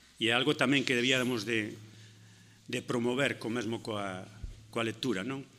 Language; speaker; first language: Galician; non-native, local second language; Spanish